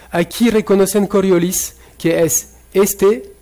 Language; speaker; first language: Spanish; non-native, fluent; French